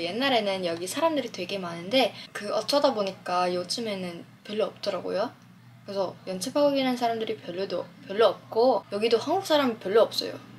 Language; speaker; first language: Korean; non-native, fluent; Filipino